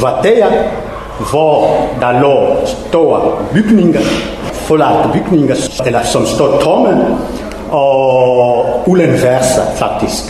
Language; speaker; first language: Danish; non-native, fluent; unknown